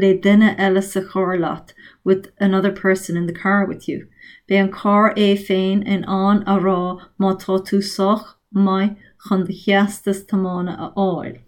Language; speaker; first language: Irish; non-native, learner; English